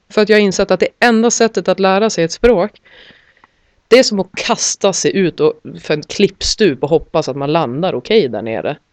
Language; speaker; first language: Swedish; native; Swedish